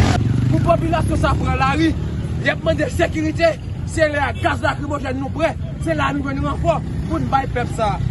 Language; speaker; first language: Haitian Creole; native; Haitian Creole